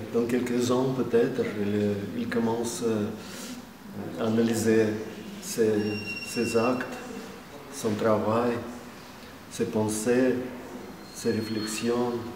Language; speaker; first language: French; non-native, fluent; Russian